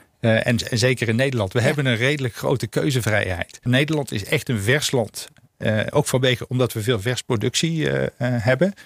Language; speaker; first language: Dutch; native; Dutch